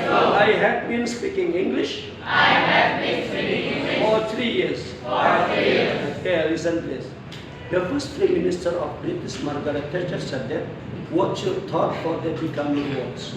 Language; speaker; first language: English; non-native, fluent; Indonesian